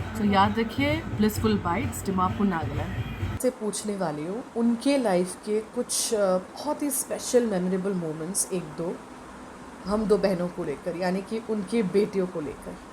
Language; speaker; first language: Hindi; non-native, local second language; Bangla